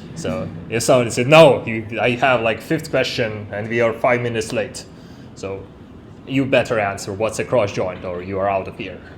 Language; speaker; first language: English; non-native, fluent; Lithuanian